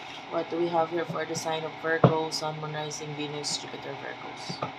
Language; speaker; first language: English; non-native, local second language; Filipino